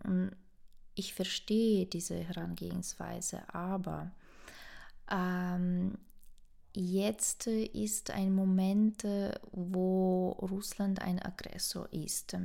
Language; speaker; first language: German; non-native, fluent; Ukrainian